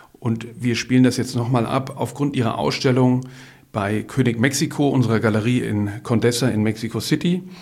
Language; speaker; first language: German; native; German